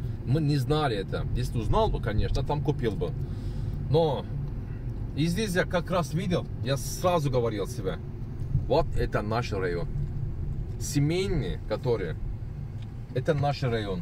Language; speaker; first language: Russian; non-native, learner; Turkish